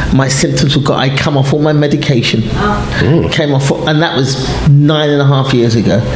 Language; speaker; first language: English; native; English